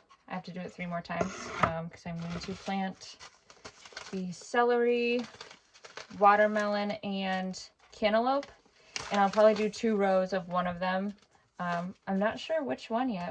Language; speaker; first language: English; native; English